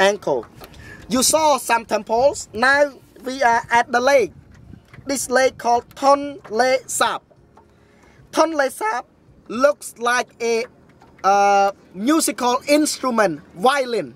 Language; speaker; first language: English; non-native, fluent; Khmer